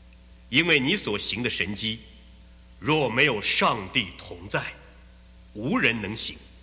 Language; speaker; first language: Chinese; native; Chinese